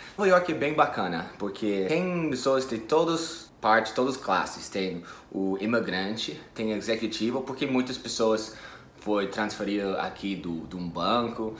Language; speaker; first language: Portuguese; non-native, fluent; English